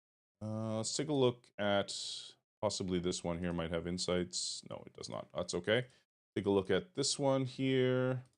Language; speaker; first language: English; native; English